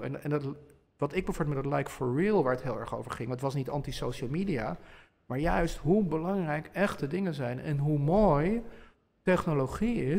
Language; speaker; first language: Dutch; native; Dutch